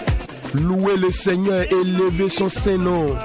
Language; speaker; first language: French; non-native, local second language; Fon